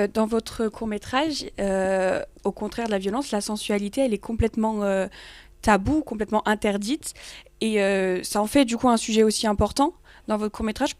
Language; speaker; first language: French; native; French